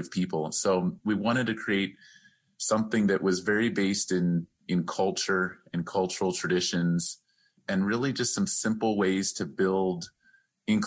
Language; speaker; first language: English; native; English